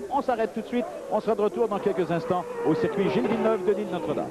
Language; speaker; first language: French; native; French